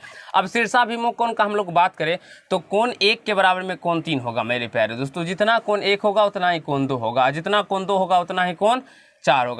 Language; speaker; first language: Hindi; native; Hindi